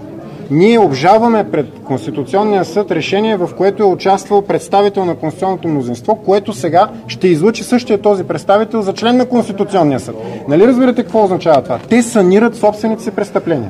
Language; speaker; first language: Bulgarian; native; Bulgarian